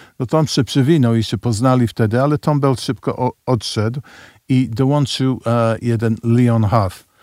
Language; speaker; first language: Polish; early bilingual, heritage; Polish